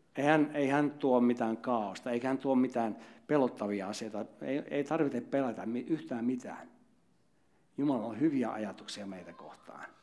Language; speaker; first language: Finnish; native; Finnish